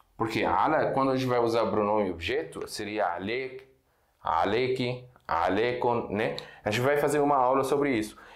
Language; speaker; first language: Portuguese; non-native, fluent; Arabic